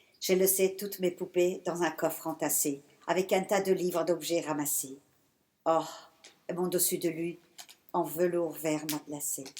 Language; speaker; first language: French; early bilingual, other home language; Persian